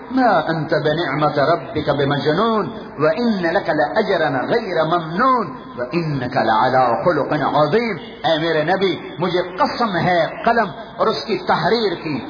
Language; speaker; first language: Urdu; non-native, local second language; Punjabi